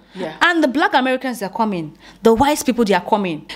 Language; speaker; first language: English; non-native, local second language; Igbo